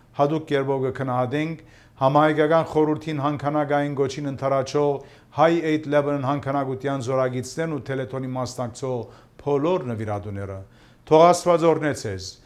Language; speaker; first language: Armenian; early bilingual, heritage; Armenian